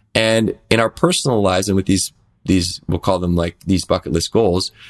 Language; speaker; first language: English; native; English